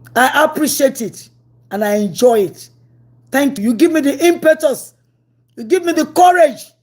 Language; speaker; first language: English; non-native, local second language; Yoruba